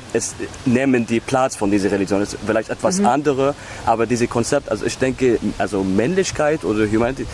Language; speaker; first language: German; non-native, learner; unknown